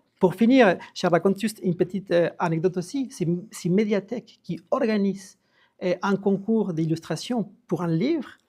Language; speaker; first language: French; non-native, fluent; Spanish